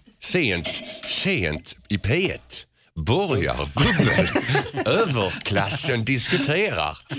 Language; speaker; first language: Swedish; native; Swedish